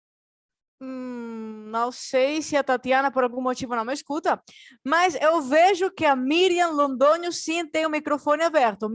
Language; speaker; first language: Portuguese; non-native, fluent; Spanish